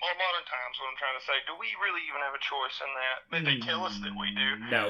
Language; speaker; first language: English; native; English